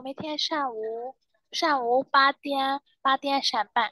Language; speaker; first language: Chinese; non-native, learner; Burmese